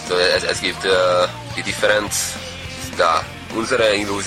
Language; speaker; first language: German; non-native, learner; Hungarian